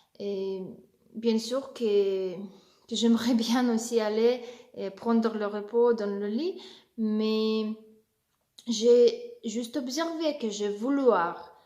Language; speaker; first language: French; non-native, learner; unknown